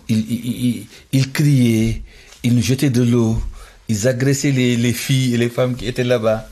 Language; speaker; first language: French; non-native, local second language; Wolof